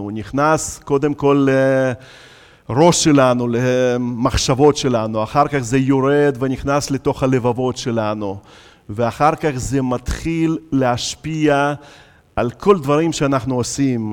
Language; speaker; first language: Hebrew; non-native, fluent; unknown